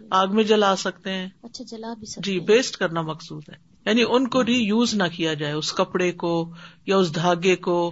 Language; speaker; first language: Urdu; native; Urdu